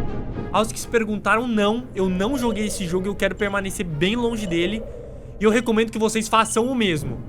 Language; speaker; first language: Portuguese; native; Portuguese